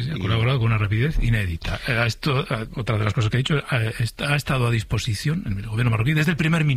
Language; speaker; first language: Spanish; native; Spanish